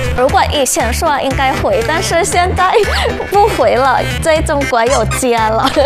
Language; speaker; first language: Chinese; non-native, fluent; Thai